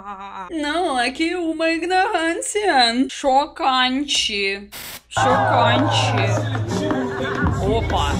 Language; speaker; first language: Portuguese; non-native, learner; Russian